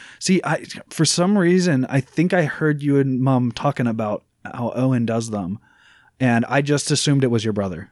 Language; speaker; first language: English; native; English